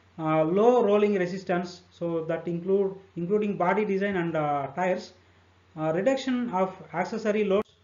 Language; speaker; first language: English; non-native, local second language; Telugu